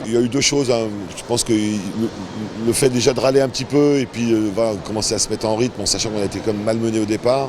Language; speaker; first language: French; native; French